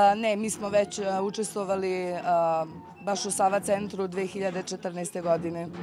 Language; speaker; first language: Serbian; early bilingual, heritage; Serbian